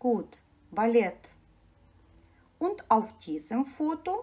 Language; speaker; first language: German; non-native, fluent; Ukrainian